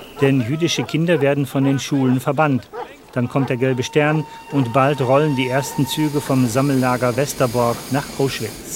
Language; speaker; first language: German; native; German